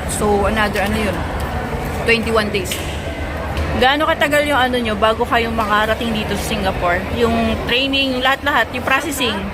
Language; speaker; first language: Filipino; native; Filipino